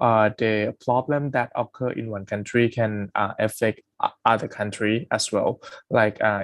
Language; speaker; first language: English; non-native, fluent; Thai